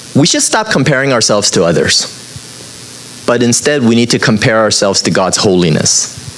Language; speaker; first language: English; native; English